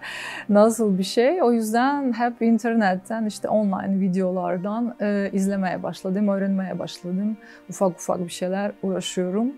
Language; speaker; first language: Turkish; non-native, fluent; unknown